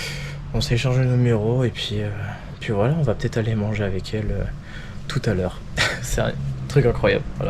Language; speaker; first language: French; native; French